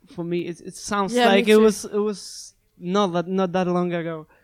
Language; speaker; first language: English; non-native, fluent; Polish